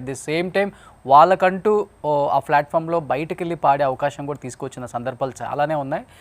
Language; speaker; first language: Telugu; native; Telugu